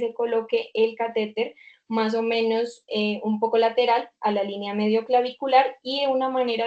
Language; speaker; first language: Spanish; native; Spanish